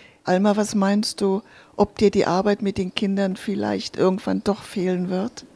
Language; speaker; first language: German; native; German